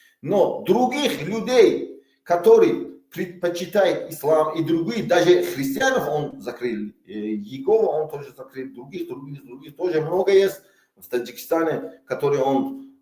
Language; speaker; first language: Russian; non-native, local second language; Tajik